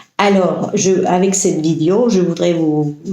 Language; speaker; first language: French; non-native, fluent; Spanish